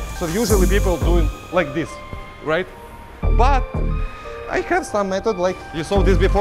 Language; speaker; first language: English; non-native, learner; Russian